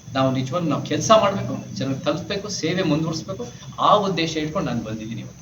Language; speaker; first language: Kannada; early bilingual, heritage; Kannada